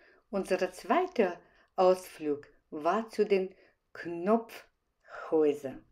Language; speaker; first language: German; non-native, fluent; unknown